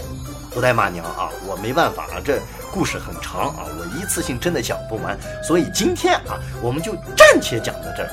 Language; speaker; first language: Chinese; native; Chinese